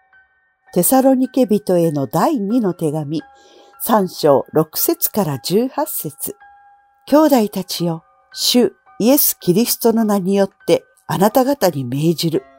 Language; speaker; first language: Japanese; native; Japanese